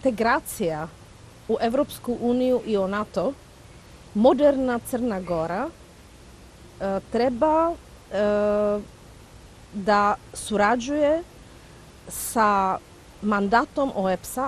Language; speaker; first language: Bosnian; non-native, fluent; Czech